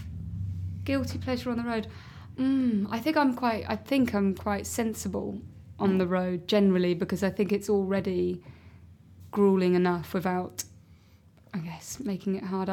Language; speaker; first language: English; native; English